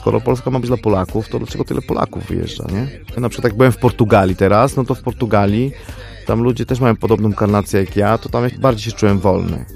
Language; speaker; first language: Polish; non-native, fluent; Armenian